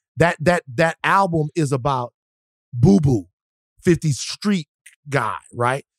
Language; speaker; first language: English; native; English